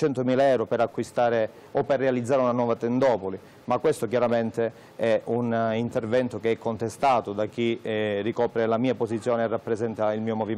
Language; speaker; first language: Italian; native; Italian